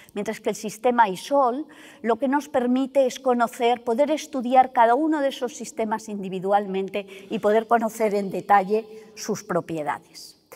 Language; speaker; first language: Spanish; native; Spanish